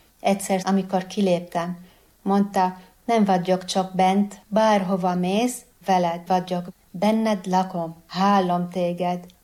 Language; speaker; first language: Hungarian; non-native, fluent; Arabic